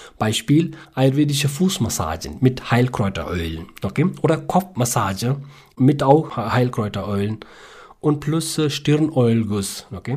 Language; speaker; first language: German; non-native, learner; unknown